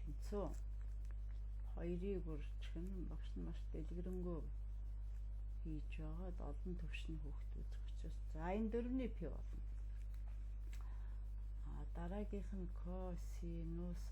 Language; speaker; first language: Mongolian; native; Mongolian